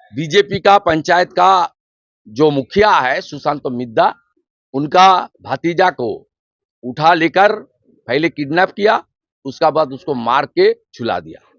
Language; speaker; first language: Hindi; non-native, local second language; Bangla